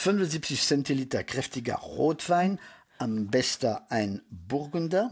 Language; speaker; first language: German; early bilingual, heritage; French